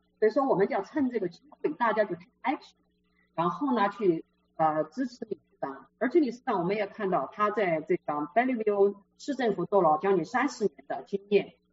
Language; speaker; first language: Chinese; native; Chinese